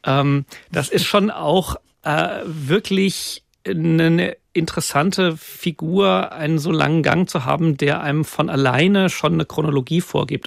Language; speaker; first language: German; native; German